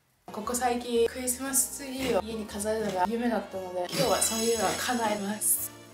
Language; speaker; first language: Japanese; native; Japanese